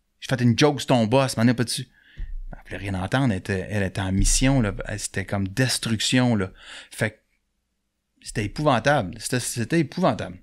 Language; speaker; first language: French; native; French